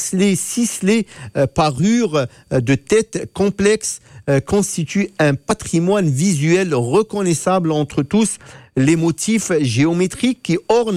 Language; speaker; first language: French; non-native, local second language; Arabic